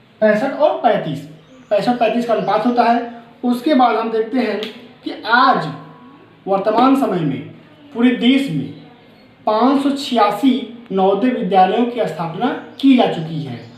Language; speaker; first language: Hindi; native; Hindi